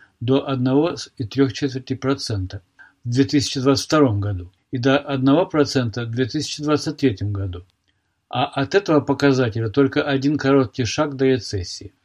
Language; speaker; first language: Russian; native; Russian